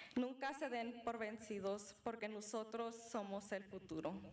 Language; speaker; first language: Spanish; early bilingual, other home language; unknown